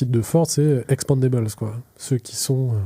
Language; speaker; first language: French; native; French